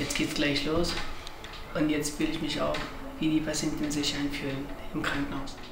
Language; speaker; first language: German; non-native, fluent; Persian